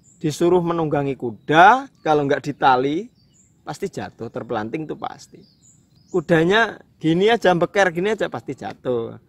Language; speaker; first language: Indonesian; non-native, local second language; Javanese